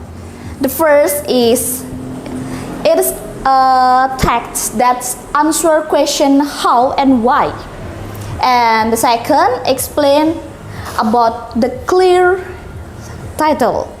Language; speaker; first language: English; non-native, learner; Indonesian